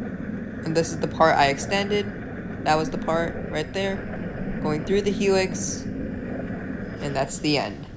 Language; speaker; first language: English; native; English